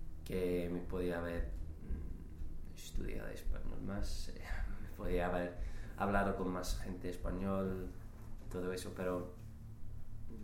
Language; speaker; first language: Spanish; non-native, learner; English